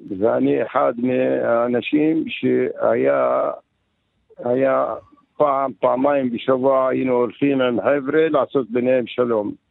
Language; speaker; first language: Hebrew; non-native, local second language; Arabic